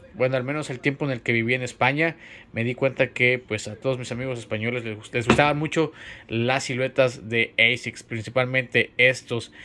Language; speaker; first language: Spanish; native; Spanish